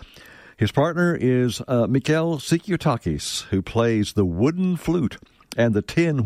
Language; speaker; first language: English; native; English